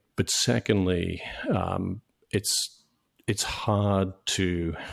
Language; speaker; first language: English; native; English